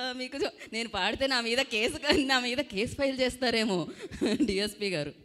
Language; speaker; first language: Telugu; native; Telugu